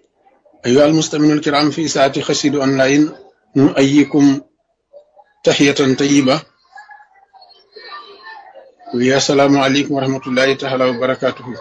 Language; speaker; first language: Arabic; non-native, fluent; Wolof